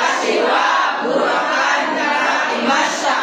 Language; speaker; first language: Japanese; non-native, learner; Filipino